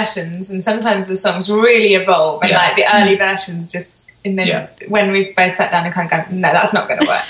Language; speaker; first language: English; native; English